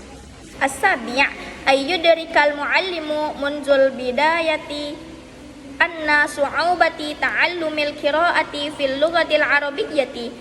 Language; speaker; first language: Arabic; non-native, learner; Indonesian